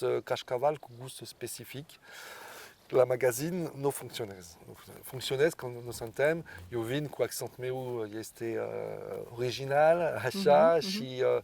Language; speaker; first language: Romanian; non-native, learner; French